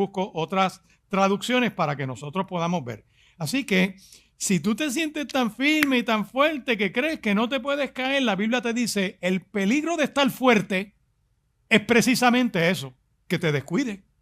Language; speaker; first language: Spanish; native; Spanish